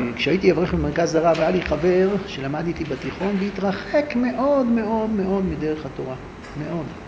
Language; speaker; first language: Hebrew; native; Hebrew